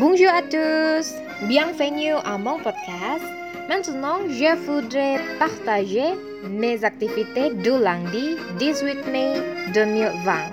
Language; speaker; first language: French; non-native, learner; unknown